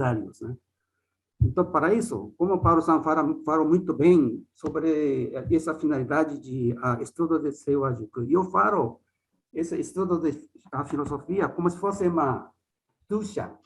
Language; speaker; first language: Portuguese; non-native, fluent; Japanese